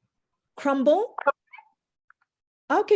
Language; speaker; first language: French; non-native, fluent; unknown